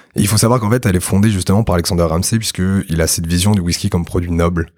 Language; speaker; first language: French; native; French